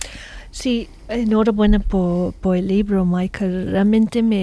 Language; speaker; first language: Spanish; non-native, fluent; English